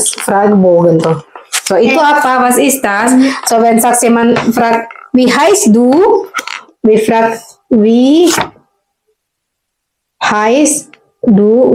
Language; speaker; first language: German; non-native, learner; Indonesian